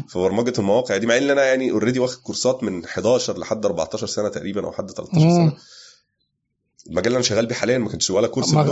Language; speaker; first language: Arabic; native; Arabic